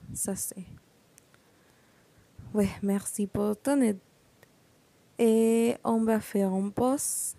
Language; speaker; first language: French; non-native, learner; Spanish